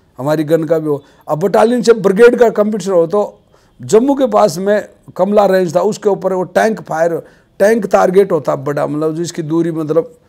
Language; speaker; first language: Hindi; native; Hindi